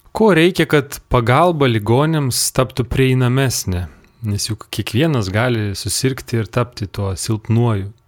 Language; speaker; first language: Lithuanian; native; Lithuanian